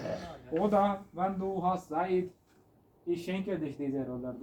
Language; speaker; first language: German; non-native, learner; Punjabi